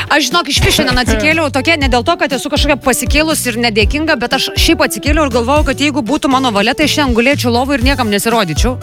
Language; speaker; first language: Lithuanian; native; Lithuanian